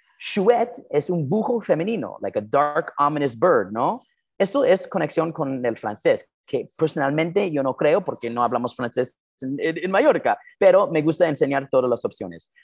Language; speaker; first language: Spanish; non-native, fluent; English